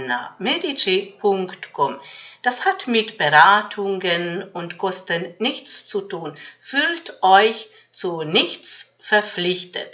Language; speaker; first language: German; non-native, fluent; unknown